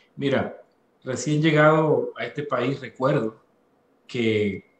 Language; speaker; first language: Spanish; native; Spanish